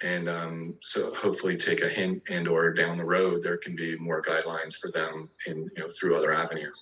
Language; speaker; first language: English; native; English